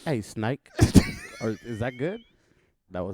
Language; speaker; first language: English; native; English